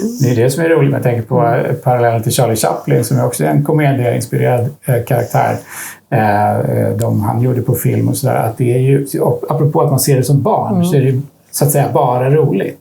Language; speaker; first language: Swedish; native; Swedish